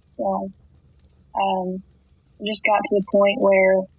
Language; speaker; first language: English; native; English